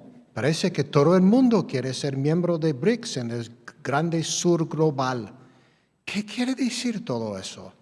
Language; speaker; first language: Spanish; non-native, fluent; English